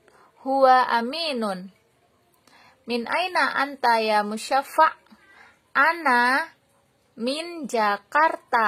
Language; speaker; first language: Arabic; non-native, fluent; Indonesian